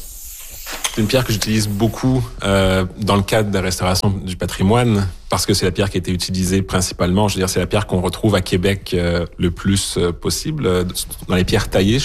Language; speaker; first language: French; native; French